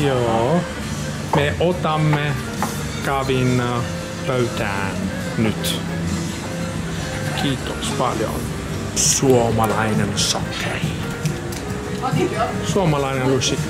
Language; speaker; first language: Finnish; non-native, learner; Italian